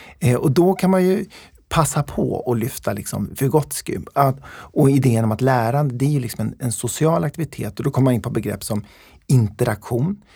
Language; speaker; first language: Swedish; native; Swedish